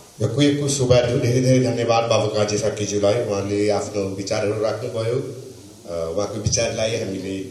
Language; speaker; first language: Nepali; non-native, local second language; Newari